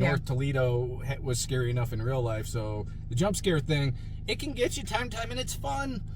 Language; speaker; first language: English; native; English